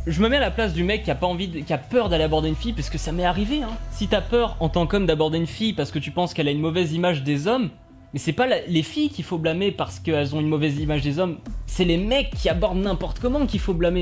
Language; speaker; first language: French; native; French